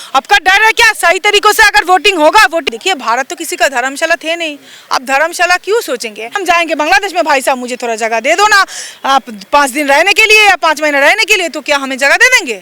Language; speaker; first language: Hindi; non-native, local second language; Bangla